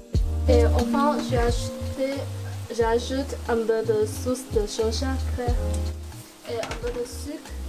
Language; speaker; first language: French; non-native, fluent; Chinese